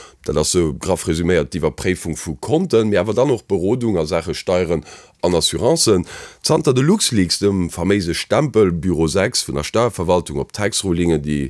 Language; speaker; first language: Luxembourgish; native; Luxembourgish